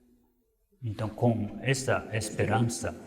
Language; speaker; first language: Portuguese; non-native, fluent; Japanese